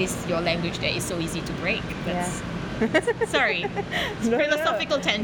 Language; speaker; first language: English; non-native, local second language; Malay